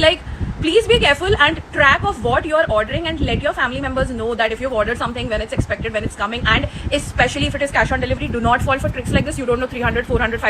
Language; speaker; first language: English; non-native, local second language; Hindi